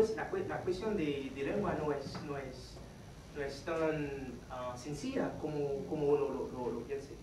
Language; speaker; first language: Spanish; non-native, fluent; Haitian Creole